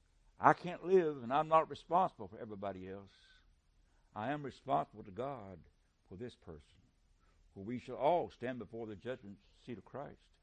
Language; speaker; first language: English; native; English